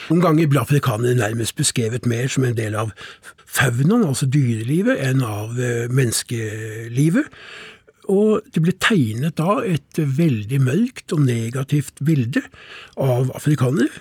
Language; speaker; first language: Norwegian; native; Norwegian